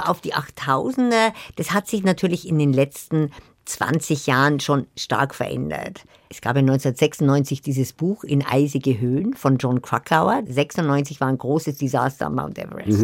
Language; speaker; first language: German; native; German